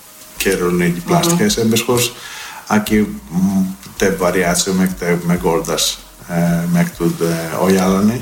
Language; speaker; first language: Hungarian; non-native, learner; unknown